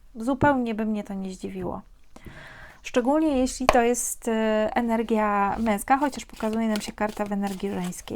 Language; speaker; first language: Polish; native; Polish